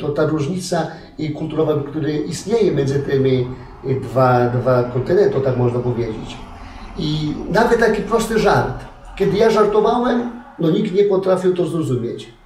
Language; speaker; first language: Polish; non-native, fluent; Portuguese